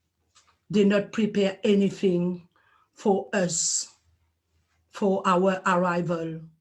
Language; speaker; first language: English; non-native, learner; Morisyen